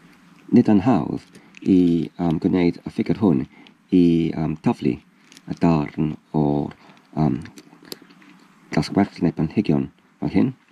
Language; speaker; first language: Welsh; non-native, learner; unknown